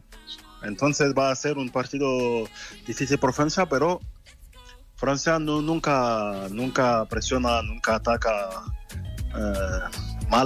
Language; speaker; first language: Spanish; non-native, fluent; French